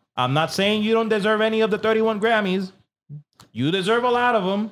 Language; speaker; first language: English; non-native, local second language; Spanish